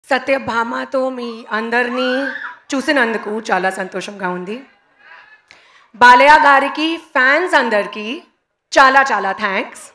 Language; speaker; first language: Telugu; non-native, local second language; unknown